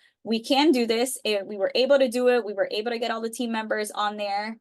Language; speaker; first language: English; native; English